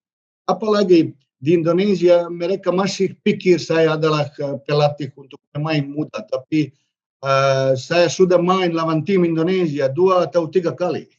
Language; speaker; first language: Indonesian; non-native, learner; Serbian